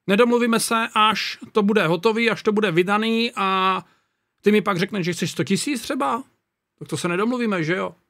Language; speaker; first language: Czech; native; Czech